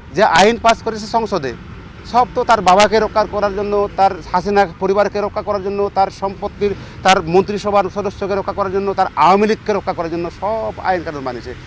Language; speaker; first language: Bangla; non-native, local second language; Chakma